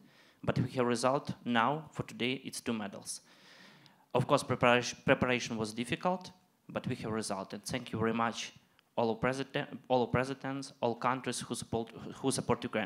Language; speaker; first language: English; non-native, learner; Ukrainian